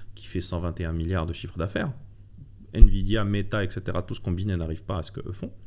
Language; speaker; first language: French; non-native, local second language; Arabic